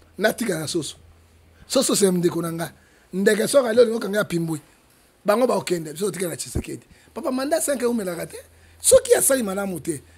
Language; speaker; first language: Lingala; native; Lingala